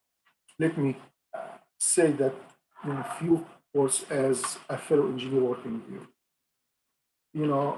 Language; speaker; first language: English; non-native, fluent; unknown